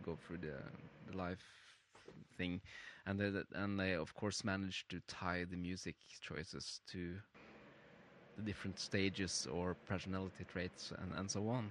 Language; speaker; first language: English; non-native, fluent; Norwegian